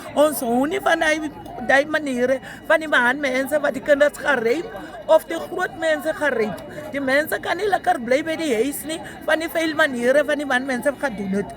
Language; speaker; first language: Afrikaans; non-native, local second language; Xhosa